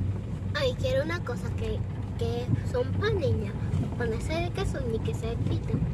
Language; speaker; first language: Spanish; early bilingual, other home language; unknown